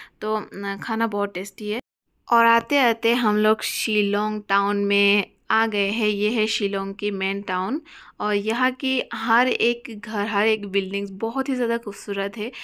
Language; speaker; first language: Hindi; non-native, local second language; Bangla